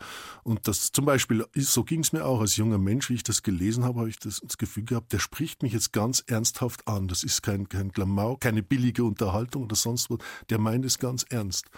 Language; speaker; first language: German; native; German